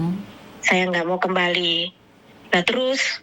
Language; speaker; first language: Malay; non-native, local second language; Javanese